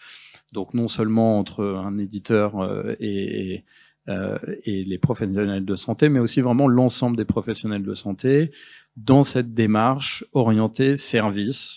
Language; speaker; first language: French; native; French